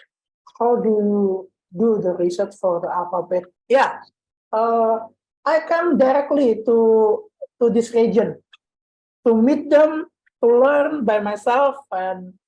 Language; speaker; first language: English; non-native, learner; Indonesian